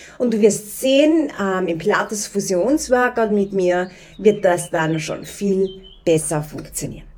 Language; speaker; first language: German; native; German